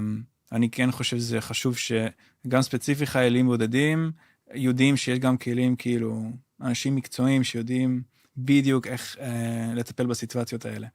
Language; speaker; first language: Hebrew; non-native, fluent; Dutch